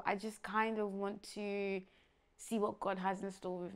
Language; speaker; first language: English; native; English